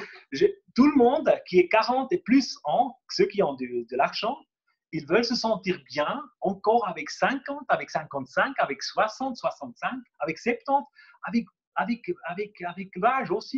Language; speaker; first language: French; non-native, local second language; German